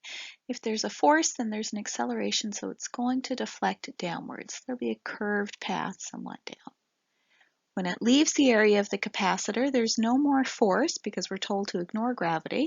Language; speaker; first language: English; native; English